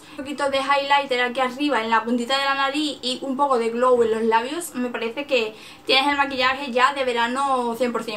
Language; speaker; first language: Spanish; native; Spanish